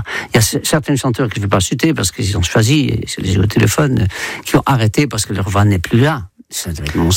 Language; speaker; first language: French; non-native, fluent; Dutch